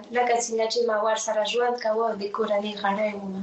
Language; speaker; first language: Pashto; non-native, fluent; French